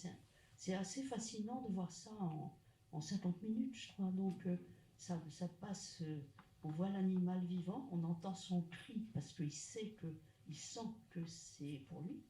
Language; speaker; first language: French; native; French